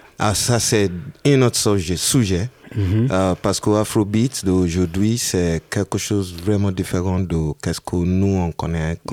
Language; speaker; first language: French; non-native, learner; Yoruba